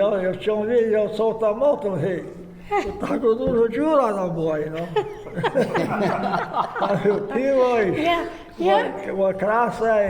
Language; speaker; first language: Polish; early bilingual, heritage; Polish